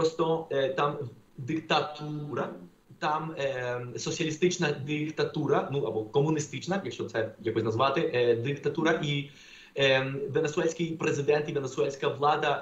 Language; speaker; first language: Ukrainian; non-native, fluent; Spanish